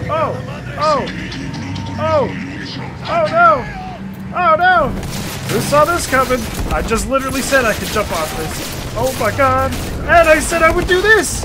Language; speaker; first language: English; native; English